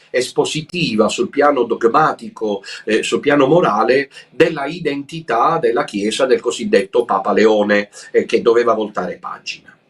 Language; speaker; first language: Italian; native; Italian